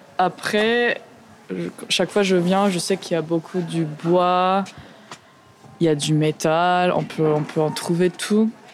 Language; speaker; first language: French; non-native, fluent; Spanish